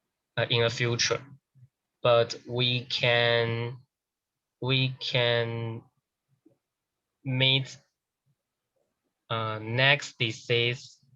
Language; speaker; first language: English; non-native, learner; Chinese